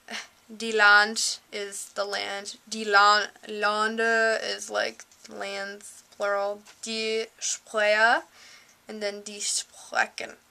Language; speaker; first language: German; non-native, learner; English